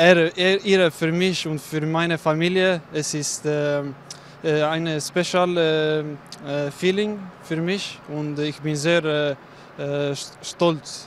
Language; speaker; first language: German; non-native, learner; Bosnian